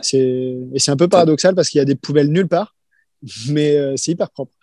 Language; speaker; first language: French; native; French